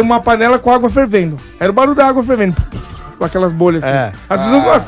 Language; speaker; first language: Portuguese; native; Portuguese